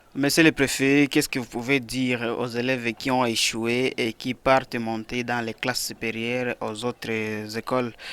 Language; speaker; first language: French; non-native, local second language; Swahili